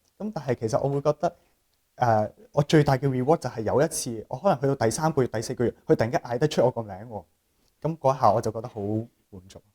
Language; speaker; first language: Cantonese; native; Cantonese